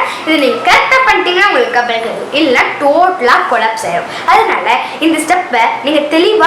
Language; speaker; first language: Tamil; native; Tamil